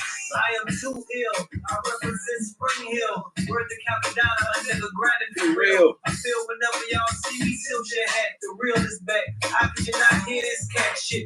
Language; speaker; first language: English; native; English